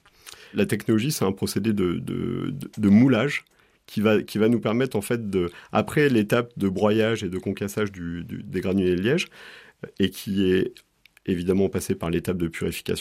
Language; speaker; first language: French; native; French